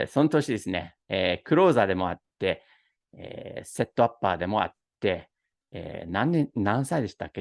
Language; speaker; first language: Japanese; non-native, fluent; English